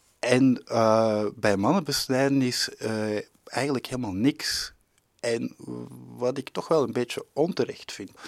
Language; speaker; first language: Dutch; native; Dutch